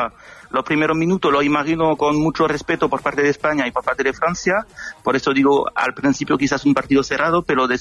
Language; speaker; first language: Spanish; non-native, fluent; French